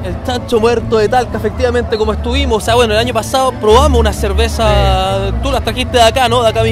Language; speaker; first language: Spanish; native; Spanish